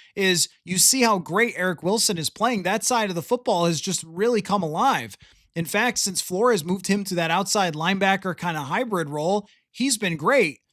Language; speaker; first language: English; native; English